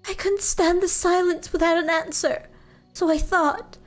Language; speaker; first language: English; native; English